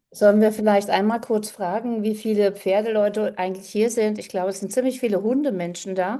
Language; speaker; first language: German; native; German